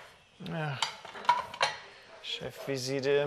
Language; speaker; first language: German; native; German